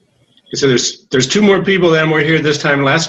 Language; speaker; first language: English; native; English